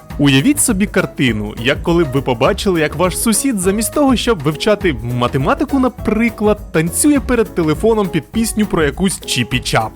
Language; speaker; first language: Ukrainian; native; Ukrainian